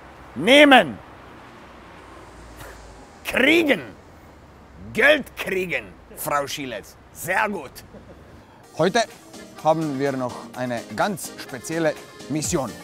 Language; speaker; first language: German; non-native, learner; Slovenian